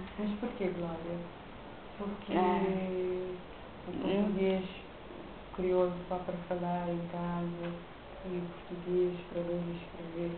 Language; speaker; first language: Portuguese; non-native, local second language; Kabuverdianu